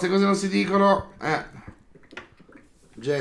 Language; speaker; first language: Italian; native; Italian